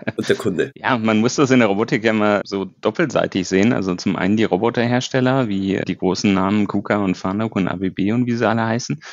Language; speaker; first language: German; native; German